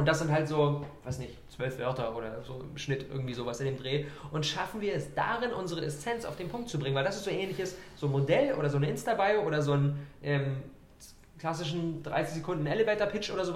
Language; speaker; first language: German; native; German